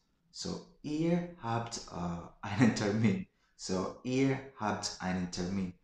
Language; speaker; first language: German; non-native, learner; Filipino